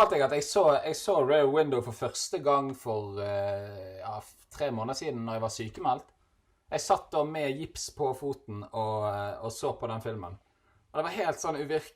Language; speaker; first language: Norwegian; native; Norwegian